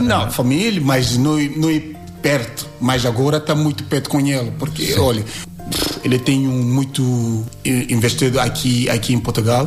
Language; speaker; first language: Portuguese; non-native, learner; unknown